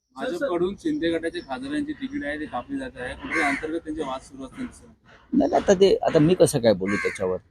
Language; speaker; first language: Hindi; non-native, local second language; Marathi